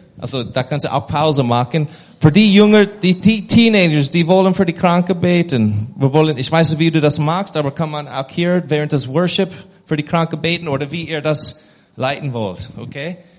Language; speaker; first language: German; non-native, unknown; English